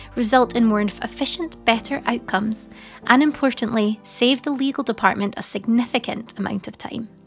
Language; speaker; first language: English; native; English